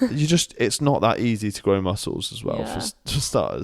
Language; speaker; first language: English; native; English